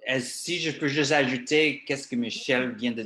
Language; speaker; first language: French; non-native, local second language; English